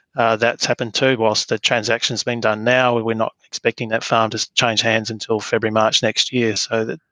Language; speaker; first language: English; native; English